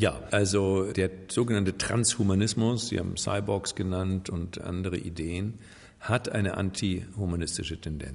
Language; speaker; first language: German; native; German